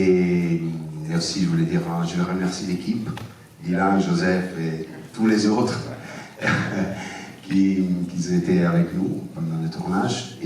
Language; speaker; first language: French; non-native, fluent; Italian